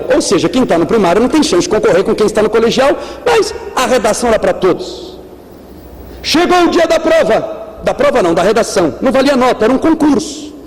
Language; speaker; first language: Portuguese; native; Portuguese